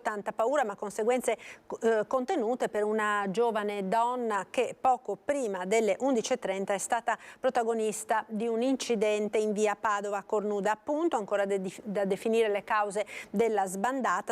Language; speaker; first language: Italian; native; Italian